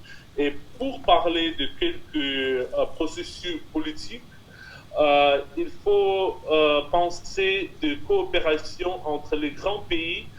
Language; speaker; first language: French; non-native, fluent; Russian